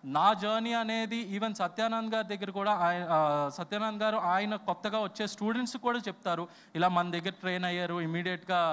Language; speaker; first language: Telugu; native; Telugu